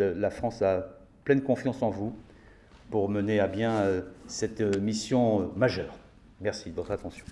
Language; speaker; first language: French; native; French